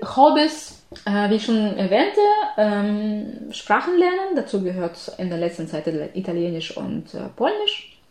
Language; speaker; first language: German; non-native, fluent; Ukrainian